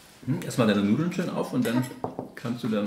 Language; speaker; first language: German; native; German